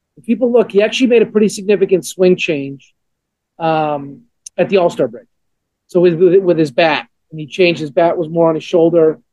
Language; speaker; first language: English; native; English